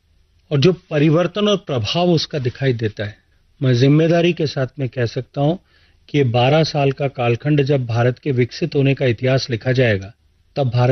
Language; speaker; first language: Hindi; native; Hindi